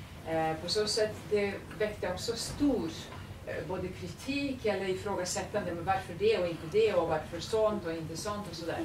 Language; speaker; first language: Swedish; non-native, fluent; Serbian